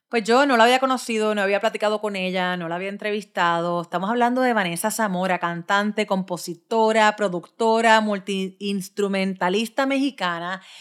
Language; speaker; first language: Spanish; early bilingual, heritage; Spanish